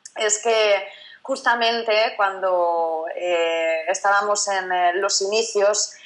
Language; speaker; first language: Spanish; native; Spanish